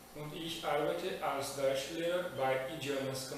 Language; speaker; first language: German; non-native, fluent; Portuguese